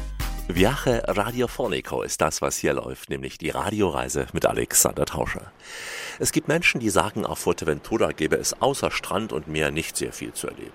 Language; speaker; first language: German; native; German